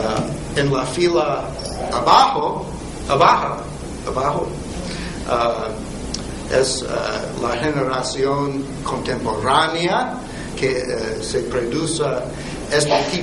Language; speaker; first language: Spanish; non-native, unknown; English